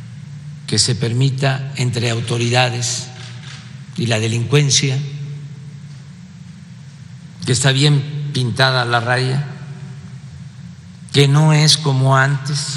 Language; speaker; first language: Spanish; native; Spanish